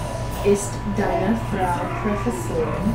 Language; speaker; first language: German; non-native, learner; English